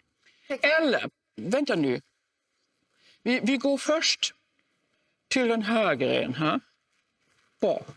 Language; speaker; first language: Swedish; non-native, fluent; German